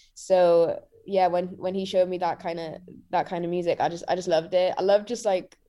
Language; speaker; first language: English; native; English